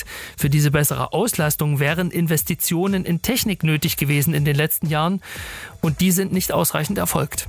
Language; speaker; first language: German; native; German